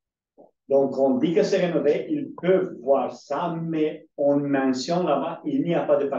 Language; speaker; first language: French; non-native, learner; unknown